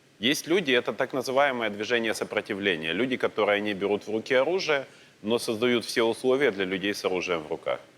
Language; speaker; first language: Russian; native; Russian